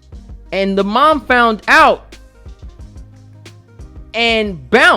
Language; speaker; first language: English; native; English